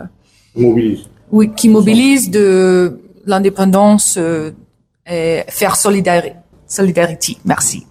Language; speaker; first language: French; non-native, learner; English